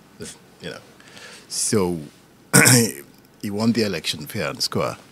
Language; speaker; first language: English; non-native, local second language; Yoruba